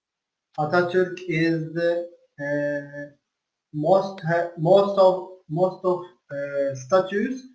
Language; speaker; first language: English; non-native, learner; Turkish